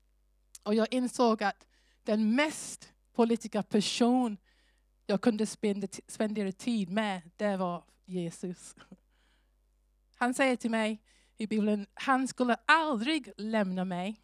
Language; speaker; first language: Swedish; non-native, fluent; English